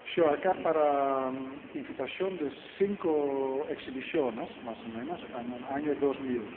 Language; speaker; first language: Spanish; non-native, learner; Dutch